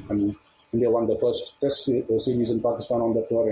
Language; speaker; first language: English; non-native, local second language; Tamil